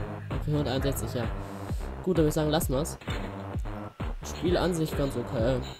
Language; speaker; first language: German; native; German